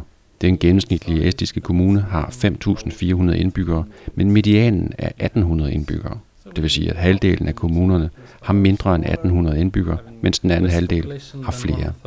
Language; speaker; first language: Danish; native; Danish